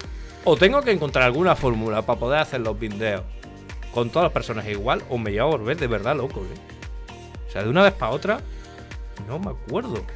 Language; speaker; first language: Spanish; native; Spanish